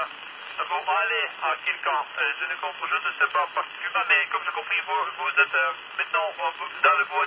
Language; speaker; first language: French; non-native, learner; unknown